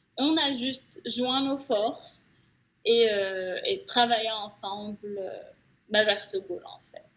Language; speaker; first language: French; non-native, local second language; Arabic